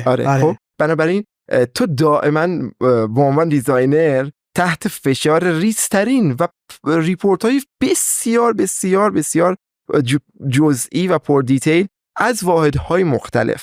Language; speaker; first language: Persian; native; Persian